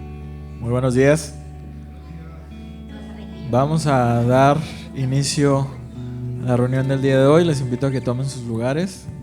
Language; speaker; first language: Spanish; native; Spanish